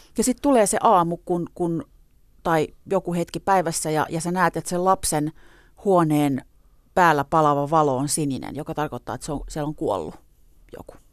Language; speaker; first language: Finnish; native; Finnish